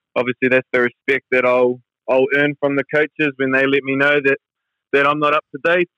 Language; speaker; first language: English; native; English